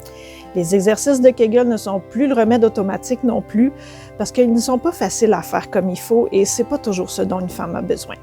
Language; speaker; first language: French; native; French